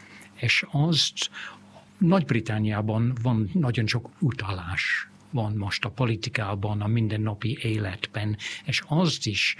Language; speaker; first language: Hungarian; non-native, fluent; English